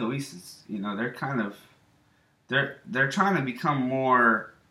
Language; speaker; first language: English; native; English